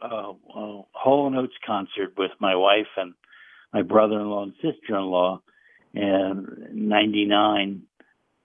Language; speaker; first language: English; native; English